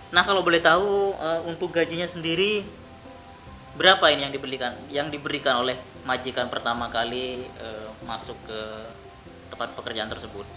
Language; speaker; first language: Indonesian; native; Indonesian